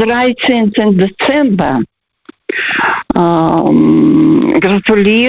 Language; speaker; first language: German; early bilingual, heritage; German